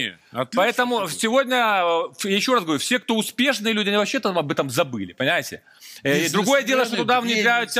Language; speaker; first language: Russian; native; Russian